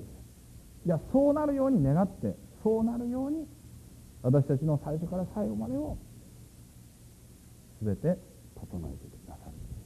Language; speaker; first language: Japanese; native; Japanese